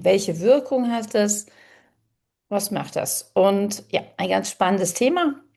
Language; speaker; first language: German; native; German